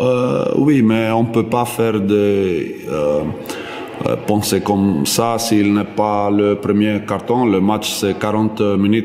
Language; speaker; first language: French; non-native, learner; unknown